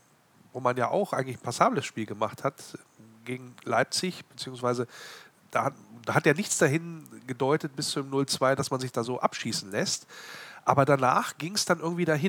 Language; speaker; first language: German; native; German